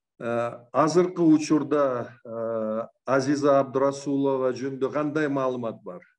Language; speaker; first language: Kyrgyz; native; Kyrgyz